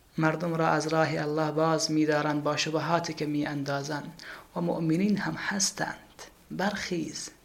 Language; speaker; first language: Persian; native; Persian